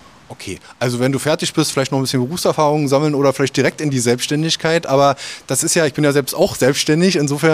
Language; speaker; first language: German; native; German